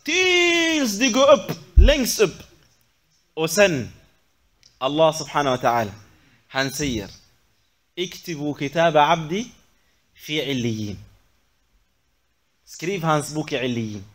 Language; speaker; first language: Swedish; non-native, fluent; Arabic